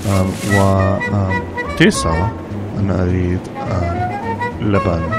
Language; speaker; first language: Arabic; non-native, learner; English